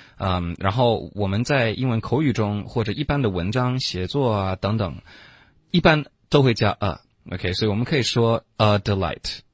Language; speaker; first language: Chinese; non-native, fluent; English